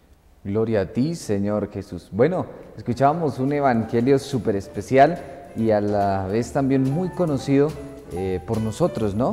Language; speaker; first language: Spanish; native; Spanish